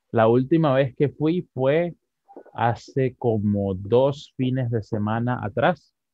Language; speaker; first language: Spanish; native; Spanish